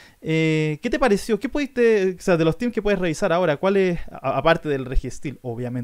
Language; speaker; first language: Spanish; native; Spanish